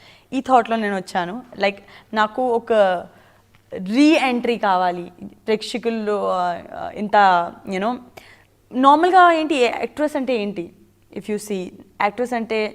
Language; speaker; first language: Telugu; non-native, learner; Gujarati